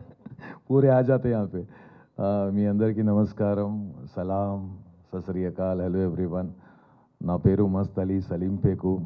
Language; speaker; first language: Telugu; non-native, local second language; Hindi